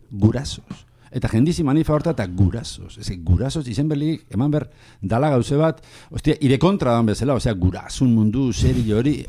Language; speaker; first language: Basque; native; Basque